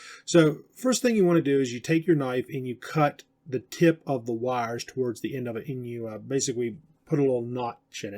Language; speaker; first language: English; native; English